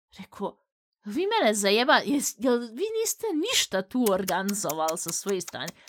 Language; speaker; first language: Bosnian; early bilingual, heritage; Bosnian